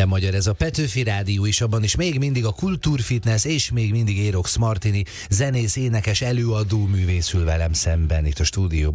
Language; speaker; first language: Hungarian; native; Hungarian